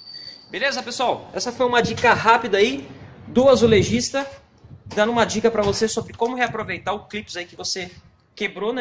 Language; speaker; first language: Portuguese; native; Portuguese